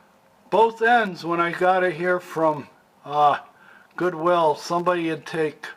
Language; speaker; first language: English; native; English